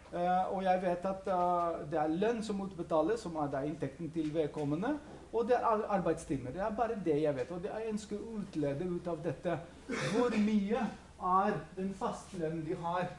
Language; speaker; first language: Norwegian; non-native, fluent; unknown